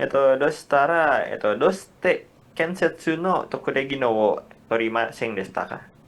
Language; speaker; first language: Japanese; non-native, learner; Indonesian